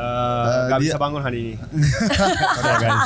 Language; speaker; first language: Indonesian; non-native, fluent; Japanese